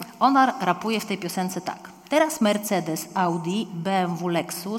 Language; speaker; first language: Polish; native; Polish